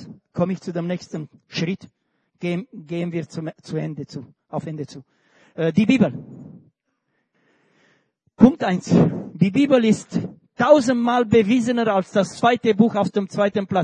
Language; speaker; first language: German; non-native, fluent; Romanian